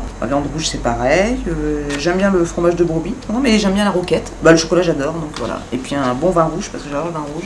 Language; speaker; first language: French; native; French